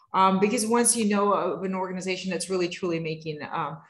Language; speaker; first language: English; native; English